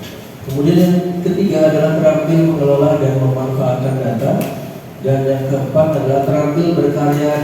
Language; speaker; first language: Indonesian; native; Indonesian